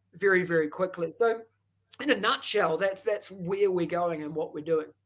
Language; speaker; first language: English; native; English